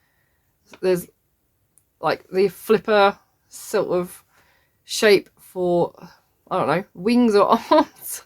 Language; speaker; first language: English; native; English